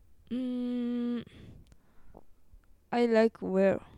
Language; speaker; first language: English; non-native, learner; Japanese